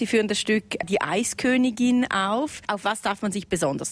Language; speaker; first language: German; native; German